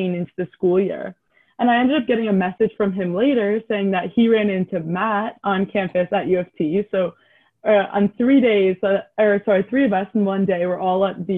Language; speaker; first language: English; native; English